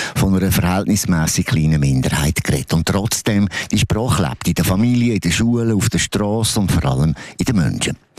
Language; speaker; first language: German; native; German